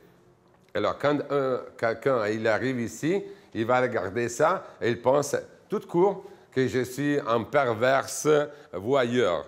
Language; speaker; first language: French; non-native, fluent; Italian